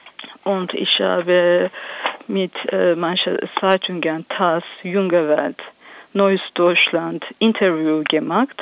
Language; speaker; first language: German; non-native, learner; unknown